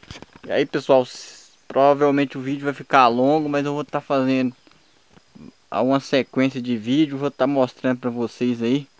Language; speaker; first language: Portuguese; native; Portuguese